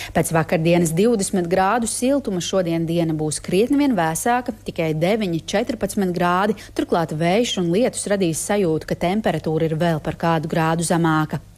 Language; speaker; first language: Latvian; native; Latvian